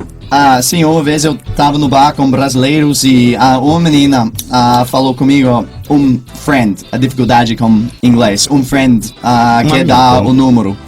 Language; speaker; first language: Portuguese; non-native, fluent; English